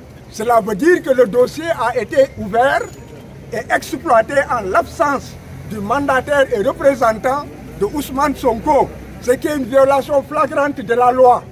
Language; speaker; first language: French; non-native, local second language; Wolof